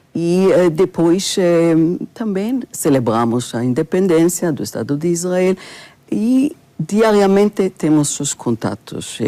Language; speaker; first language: Portuguese; non-native, fluent; Hebrew